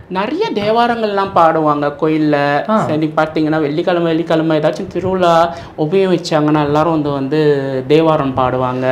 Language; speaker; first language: Tamil; non-native, local second language; Min Nan Chinese